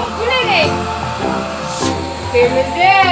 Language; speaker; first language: Turkish; native; Turkish